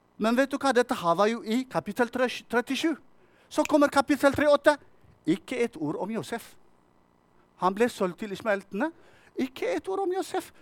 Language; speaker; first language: Norwegian; non-native, fluent; Tigrinya